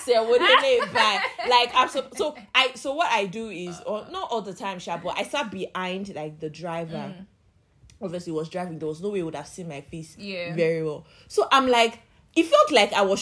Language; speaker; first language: English; non-native, local second language; Yoruba